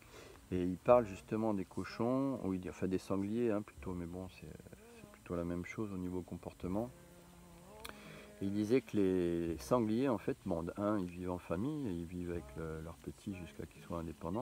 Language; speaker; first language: French; native; French